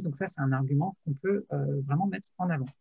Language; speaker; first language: French; native; French